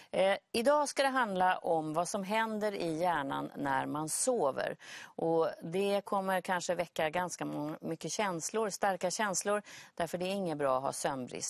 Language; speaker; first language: Swedish; native; Swedish